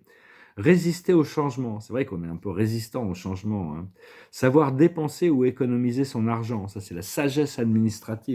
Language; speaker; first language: French; native; French